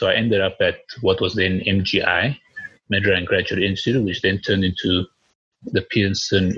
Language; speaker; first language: English; early bilingual, other home language; Spanish